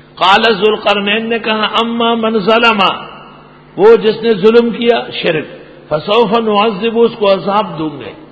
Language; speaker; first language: Urdu; non-native, local second language; Pashto